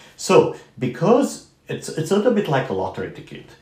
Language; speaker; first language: English; non-native, fluent; Romanian